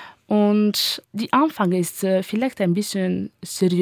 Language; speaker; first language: German; non-native, learner; Italian